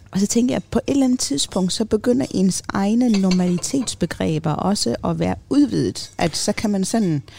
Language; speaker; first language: Danish; early bilingual, other home language; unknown